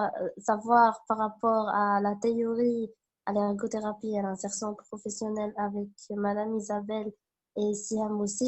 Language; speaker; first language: French; non-native, local second language; Arabic